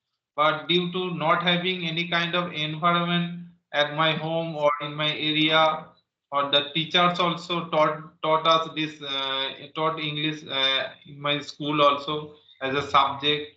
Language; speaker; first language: English; non-native, local second language; Santali